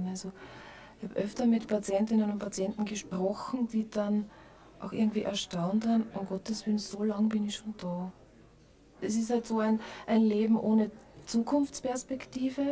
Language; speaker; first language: German; native; German